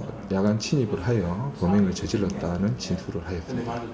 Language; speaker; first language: Korean; native; Korean